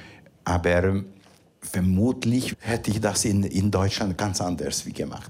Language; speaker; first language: German; non-native, fluent; Hungarian